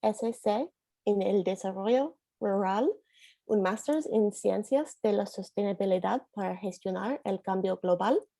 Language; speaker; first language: Spanish; non-native, learner; English